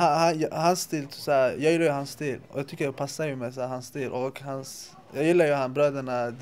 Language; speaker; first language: Swedish; non-native, local second language; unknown